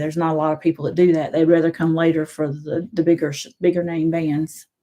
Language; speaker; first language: English; native; English